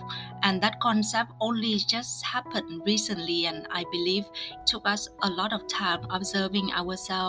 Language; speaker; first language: English; non-native, fluent; Vietnamese